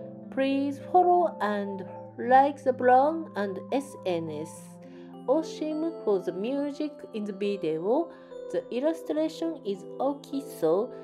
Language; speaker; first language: English; non-native, learner; Japanese